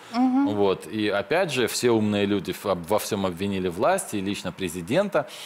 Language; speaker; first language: Russian; native; Russian